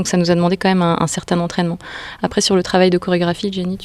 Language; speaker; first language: French; native; French